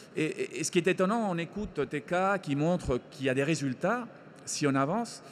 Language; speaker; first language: French; non-native, fluent; Spanish